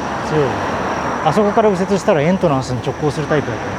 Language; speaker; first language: Japanese; native; Japanese